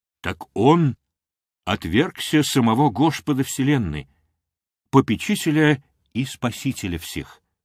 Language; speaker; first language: Russian; non-native, local second language; Armenian